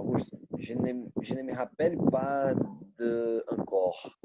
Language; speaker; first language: French; non-native, learner; Portuguese